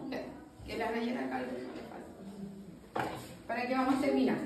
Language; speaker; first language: Spanish; native; Spanish